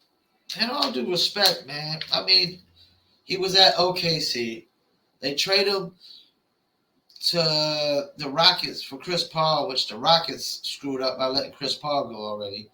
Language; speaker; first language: English; native; English